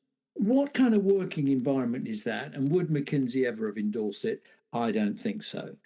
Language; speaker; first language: English; native; English